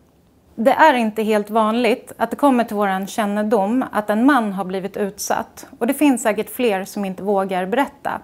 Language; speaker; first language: Swedish; native; Swedish